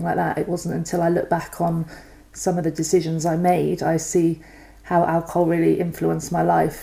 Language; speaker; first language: English; native; English